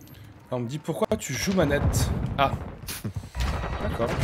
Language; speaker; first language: French; native; French